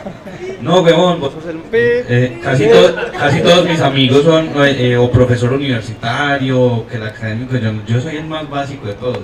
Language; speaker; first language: Spanish; native; Spanish